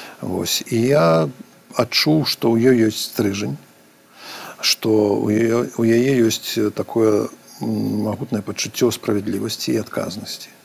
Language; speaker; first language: Belarusian; native; Belarusian